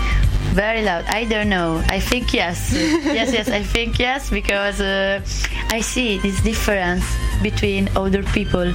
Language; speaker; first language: English; non-native, learner; Italian